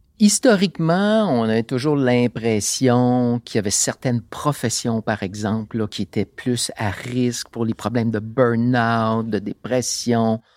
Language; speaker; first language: French; native; French